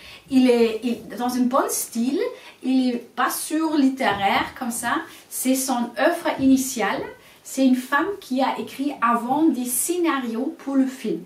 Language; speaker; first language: French; non-native, fluent; German